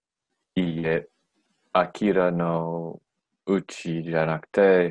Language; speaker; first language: Japanese; non-native, learner; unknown